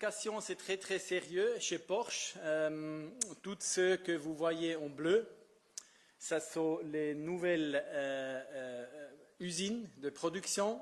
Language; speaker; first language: French; non-native, fluent; Italian